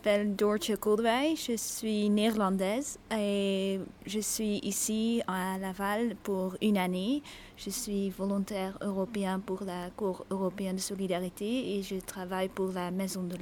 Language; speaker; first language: French; non-native, fluent; Dutch